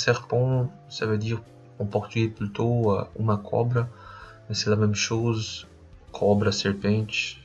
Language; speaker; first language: French; non-native, fluent; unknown